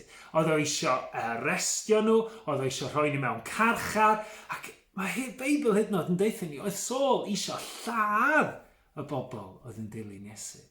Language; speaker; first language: Welsh; native; Welsh